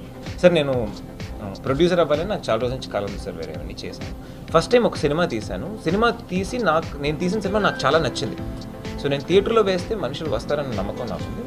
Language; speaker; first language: Telugu; native; Telugu